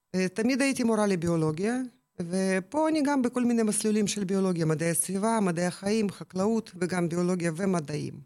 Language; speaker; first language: Hebrew; non-native, fluent; Russian